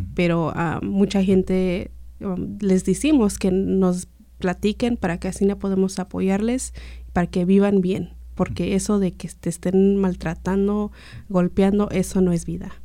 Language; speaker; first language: Spanish; early bilingual, heritage; Spanish